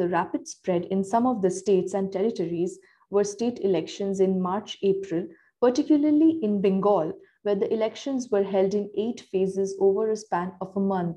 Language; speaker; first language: English; non-native, local second language; Bangla